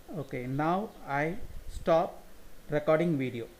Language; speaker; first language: English; non-native, local second language; Tamil